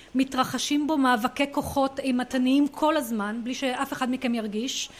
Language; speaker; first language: Hebrew; non-native, local second language; Arabic